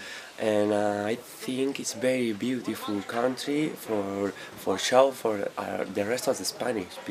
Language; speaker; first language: English; non-native, learner; Spanish